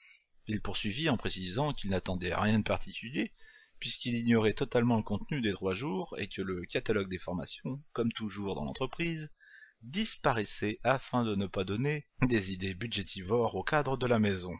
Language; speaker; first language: French; native; French